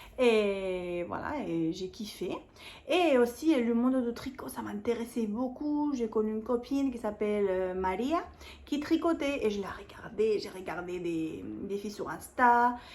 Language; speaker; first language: French; non-native, fluent; Spanish